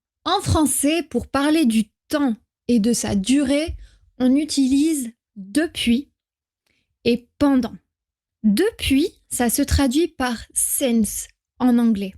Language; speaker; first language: French; native; French